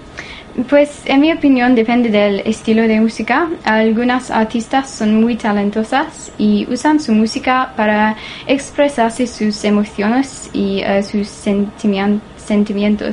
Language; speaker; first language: Spanish; non-native, learner; English